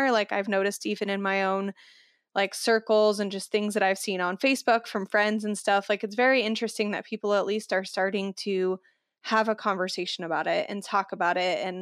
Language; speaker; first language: English; native; English